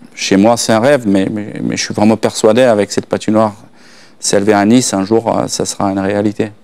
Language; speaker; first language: French; non-native, fluent; Slovak